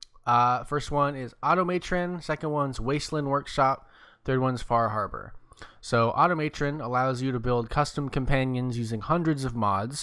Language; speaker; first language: English; native; English